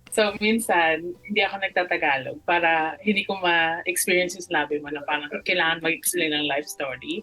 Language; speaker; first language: Filipino; early bilingual, heritage; Filipino